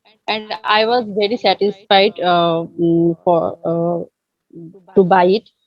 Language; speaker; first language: English; non-native, learner; Bangla